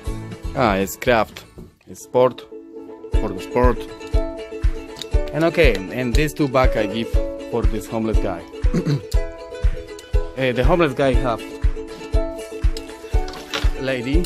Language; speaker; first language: English; non-native, learner; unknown